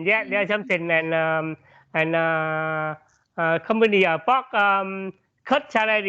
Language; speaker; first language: English; non-native, learner; Vietnamese